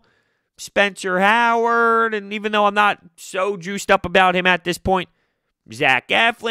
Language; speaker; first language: English; native; English